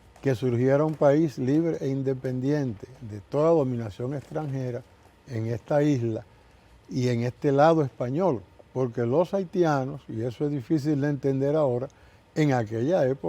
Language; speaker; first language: Spanish; native; Spanish